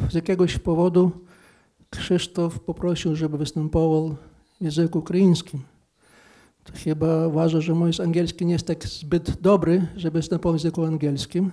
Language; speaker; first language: Polish; non-native, fluent; Ukrainian